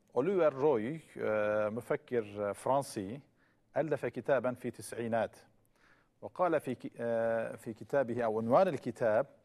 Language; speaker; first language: Arabic; non-native, fluent; Turkish